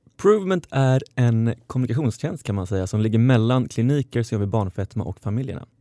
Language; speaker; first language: Swedish; native; Swedish